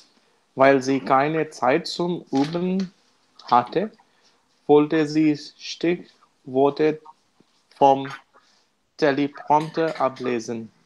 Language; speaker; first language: German; non-native, learner; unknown